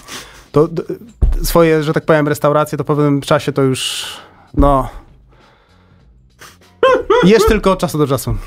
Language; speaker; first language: Polish; native; Polish